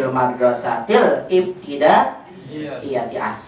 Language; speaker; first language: Arabic; non-native, fluent; Indonesian